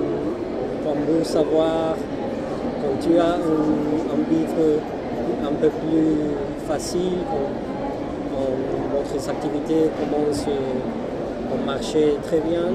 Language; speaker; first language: French; non-native, fluent; Spanish